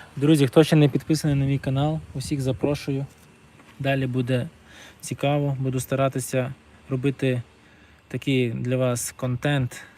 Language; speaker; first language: Ukrainian; native; Ukrainian